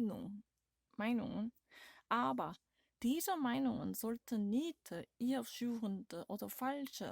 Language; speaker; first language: German; non-native, learner; Korean